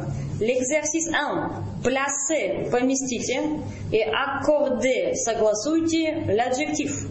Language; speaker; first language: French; non-native, fluent; Russian